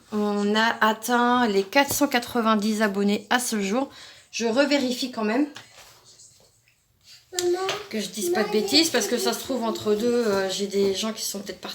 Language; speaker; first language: French; native; French